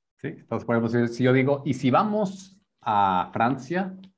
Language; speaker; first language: Spanish; native; Spanish